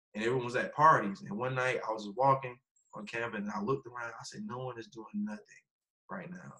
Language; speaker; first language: English; native; English